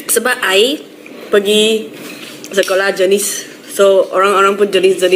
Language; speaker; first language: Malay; non-native, local second language; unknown